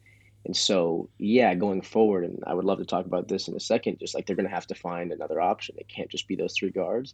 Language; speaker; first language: English; native; English